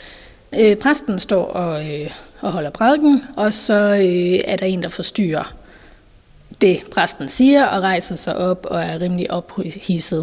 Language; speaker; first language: Danish; native; Danish